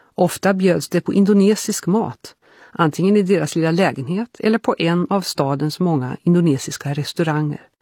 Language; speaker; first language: Swedish; early bilingual, heritage; Swedish